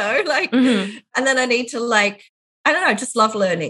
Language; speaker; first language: English; native; English